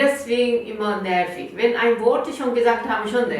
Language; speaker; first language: German; non-native, learner; Korean